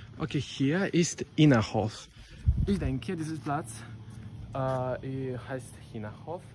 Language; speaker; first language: German; non-native, learner; Serbian